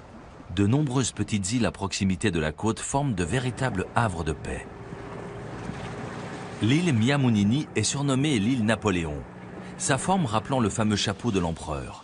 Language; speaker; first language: French; native; French